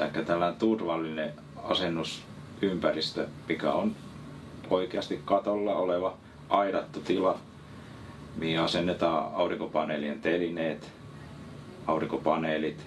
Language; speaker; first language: Finnish; native; Finnish